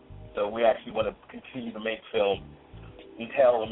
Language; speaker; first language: English; native; English